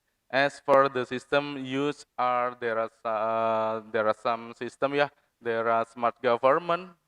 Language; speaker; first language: English; non-native, fluent; Indonesian